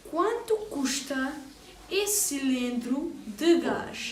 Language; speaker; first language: Portuguese; non-native, learner; Hindi